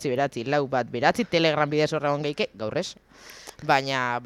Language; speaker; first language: Basque; native; Basque